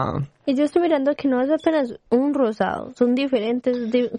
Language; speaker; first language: Spanish; early bilingual, heritage; Spanish